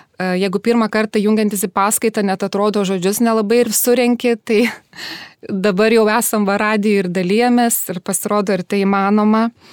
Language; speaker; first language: Lithuanian; native; Lithuanian